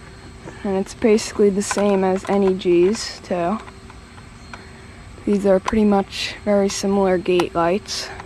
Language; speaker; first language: English; native; English